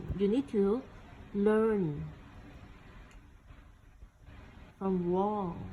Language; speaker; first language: English; non-native, local second language; Cantonese